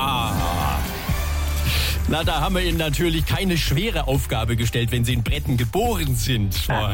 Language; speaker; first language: German; native; German